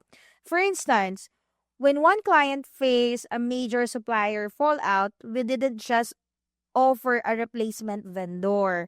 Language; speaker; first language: English; non-native, local second language; Filipino